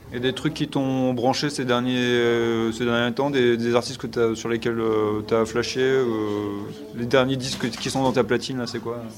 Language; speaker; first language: French; native; French